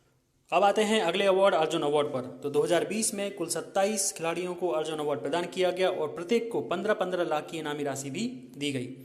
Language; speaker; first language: Hindi; native; Hindi